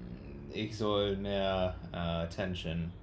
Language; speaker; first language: German; non-native, learner; English